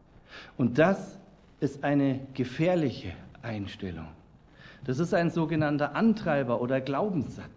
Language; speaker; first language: German; native; German